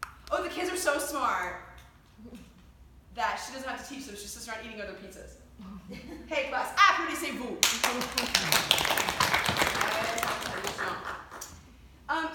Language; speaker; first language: English; native; English